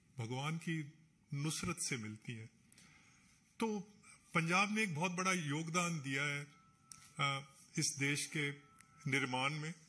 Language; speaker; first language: Hindi; non-native, local second language; Punjabi